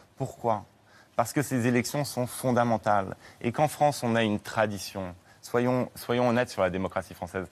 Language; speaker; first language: French; native; French